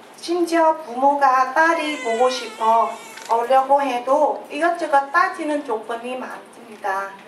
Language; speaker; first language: Korean; non-native, learner; Vietnamese